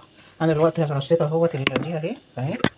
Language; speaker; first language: Arabic; native; Arabic